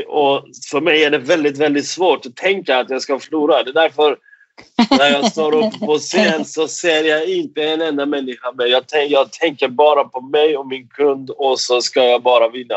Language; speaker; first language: Swedish; non-native, fluent; Persian